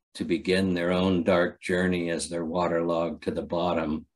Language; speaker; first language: English; native; English